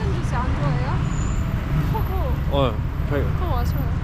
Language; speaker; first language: Korean; non-native, learner; Persian